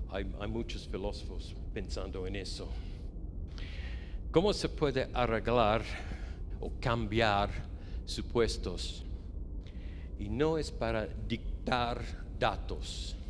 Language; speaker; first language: Spanish; non-native, fluent; English